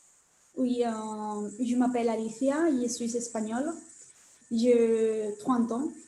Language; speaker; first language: French; non-native, learner; Spanish